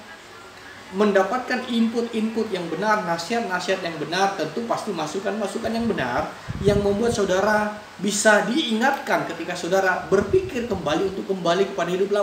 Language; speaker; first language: Indonesian; native; Indonesian